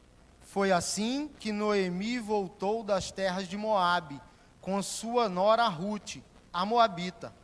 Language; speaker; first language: Portuguese; native; Portuguese